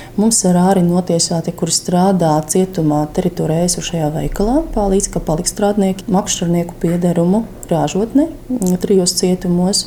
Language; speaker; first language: Latvian; non-native, local second language; Russian